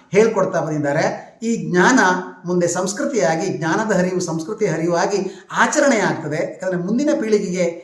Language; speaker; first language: Kannada; native; Kannada